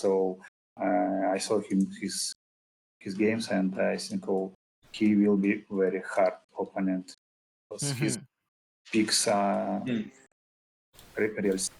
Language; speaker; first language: English; non-native, fluent; Russian